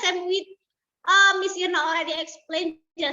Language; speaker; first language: English; non-native, learner; Indonesian